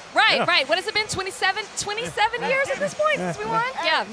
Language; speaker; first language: English; native; English